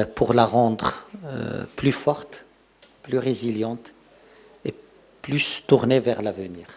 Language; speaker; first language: French; non-native, local second language; Arabic